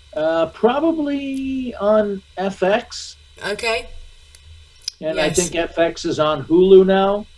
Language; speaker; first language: English; native; English